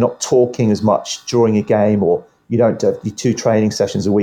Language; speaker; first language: English; native; English